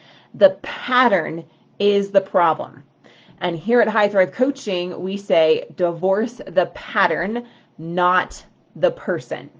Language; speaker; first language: English; native; English